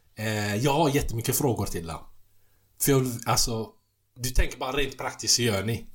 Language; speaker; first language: Swedish; early bilingual, other home language; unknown